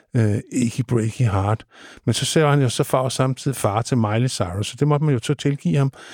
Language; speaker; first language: Danish; native; Danish